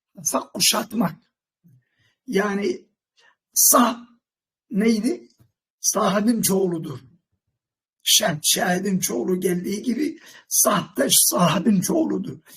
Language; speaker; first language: Turkish; non-native, local second language; Kurdish